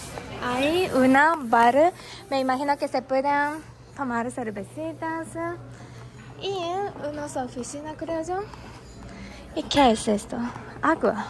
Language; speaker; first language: Spanish; non-native, fluent; Japanese